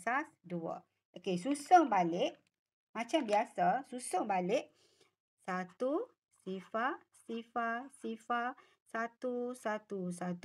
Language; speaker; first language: Malay; native; Malay